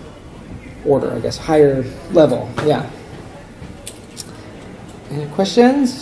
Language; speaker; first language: English; native; English